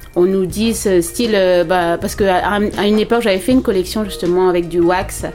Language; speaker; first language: French; non-native, local second language; Lingala